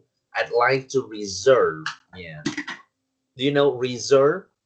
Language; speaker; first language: English; non-native, learner; Vietnamese